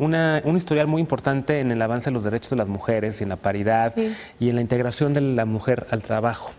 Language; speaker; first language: Spanish; native; Spanish